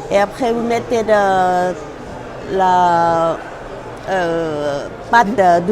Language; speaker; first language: French; non-native, learner; Thai